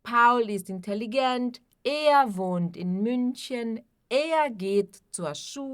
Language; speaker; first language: German; non-native, fluent; Portuguese